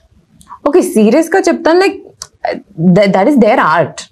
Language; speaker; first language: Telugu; non-native, learner; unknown